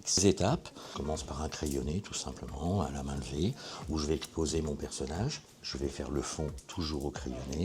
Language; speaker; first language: French; native; French